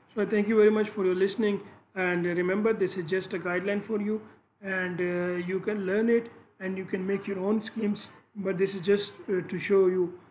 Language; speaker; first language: English; non-native, local second language; Urdu